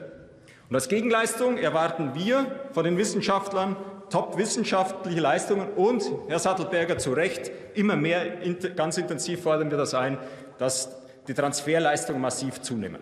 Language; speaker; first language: German; native; German